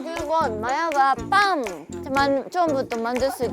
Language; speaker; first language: Korean; non-native, fluent; Japanese